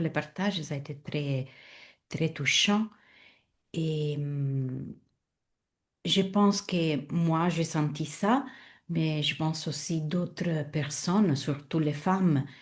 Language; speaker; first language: French; non-native, fluent; Italian